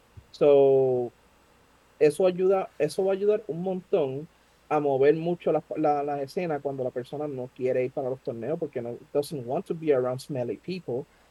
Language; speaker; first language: Spanish; native; Spanish